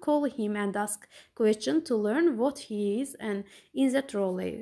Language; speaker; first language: English; non-native, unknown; Azerbaijani